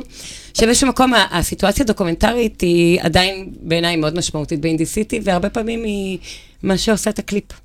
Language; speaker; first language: Hebrew; native; Hebrew